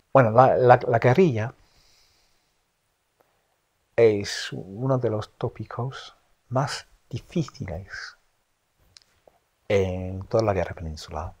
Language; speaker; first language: Spanish; non-native, fluent; English